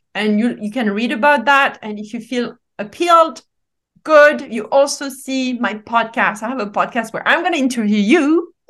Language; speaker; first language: English; non-native, fluent; French